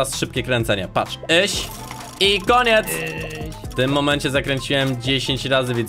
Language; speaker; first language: Polish; native; Polish